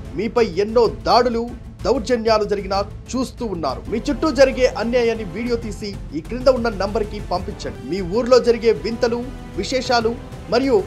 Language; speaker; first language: Telugu; native; Telugu